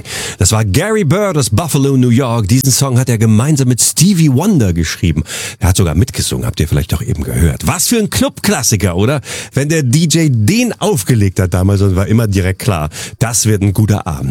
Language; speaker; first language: German; native; German